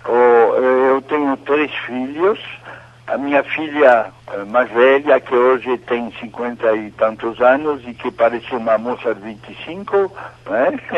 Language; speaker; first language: Portuguese; non-native, fluent; French